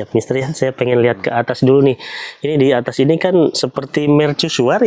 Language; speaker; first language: Indonesian; native; Indonesian